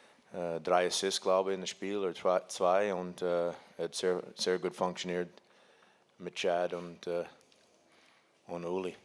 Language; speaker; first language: German; non-native, fluent; English